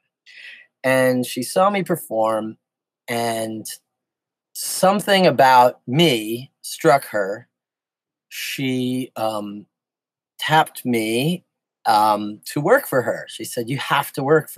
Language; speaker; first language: English; native; English